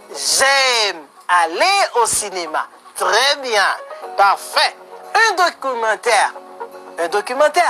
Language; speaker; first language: French; non-native, fluent; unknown